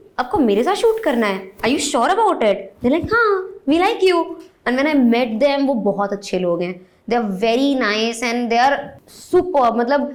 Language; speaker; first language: Hindi; native; Hindi